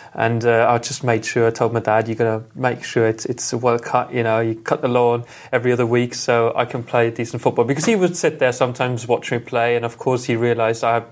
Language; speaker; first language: English; non-native, fluent; German